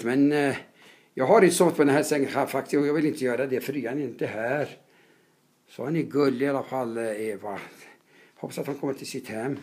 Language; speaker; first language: Swedish; non-native, fluent; Arabic